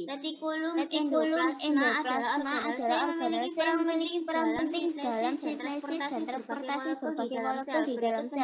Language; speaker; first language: Indonesian; native; Indonesian